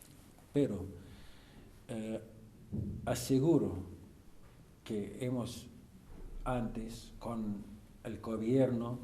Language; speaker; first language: Spanish; non-native, fluent; Arabic